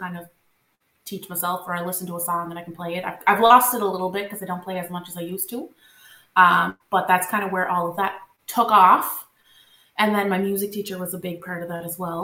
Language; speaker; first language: English; non-native, local second language; French